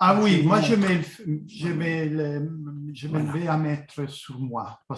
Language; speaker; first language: French; non-native, fluent; Italian